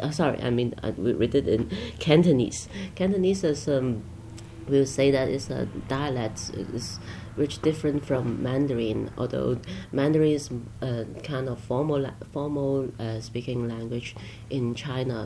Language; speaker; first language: English; non-native, local second language; Chinese